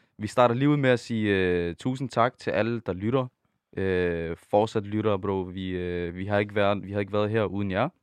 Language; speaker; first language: Danish; early bilingual, other home language; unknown